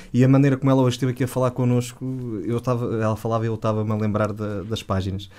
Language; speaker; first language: Portuguese; native; Portuguese